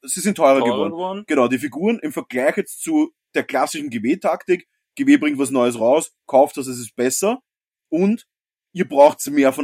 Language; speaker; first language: German; native; German